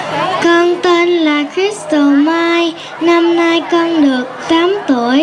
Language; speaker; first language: Vietnamese; early bilingual, heritage; Vietnamese